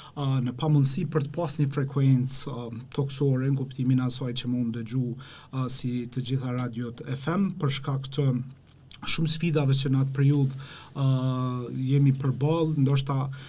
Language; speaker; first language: Albanian; native; Albanian